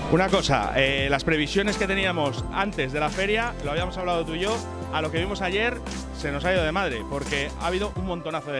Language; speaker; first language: Spanish; native; Spanish